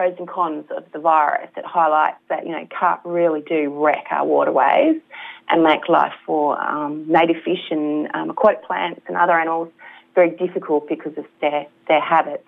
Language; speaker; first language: English; native; English